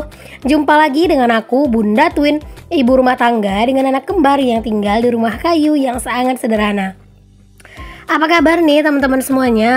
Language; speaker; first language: Indonesian; native; Indonesian